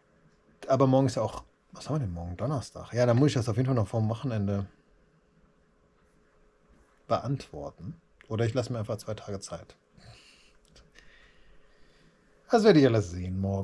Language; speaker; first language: German; native; German